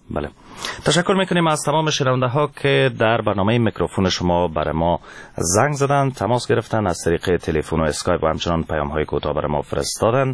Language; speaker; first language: Persian; native; Persian